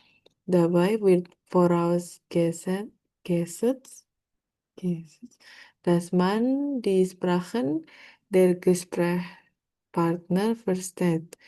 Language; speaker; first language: German; non-native, learner; Indonesian